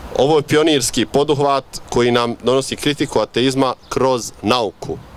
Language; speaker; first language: Bosnian; native; Bosnian